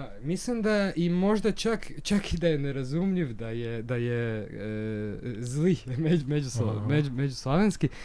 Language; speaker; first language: Croatian; native; Croatian